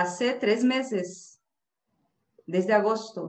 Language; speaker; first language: Spanish; non-native, learner; Portuguese